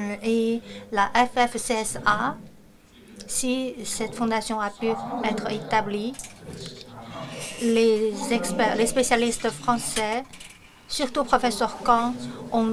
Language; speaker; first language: French; non-native, fluent; Chinese